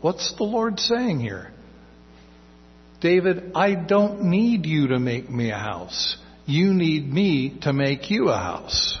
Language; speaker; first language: English; native; English